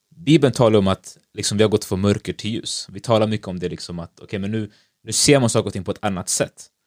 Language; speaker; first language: Swedish; early bilingual, other home language; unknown